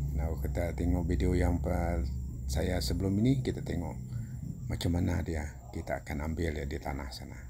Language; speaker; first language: Malay; non-native, local second language; Iban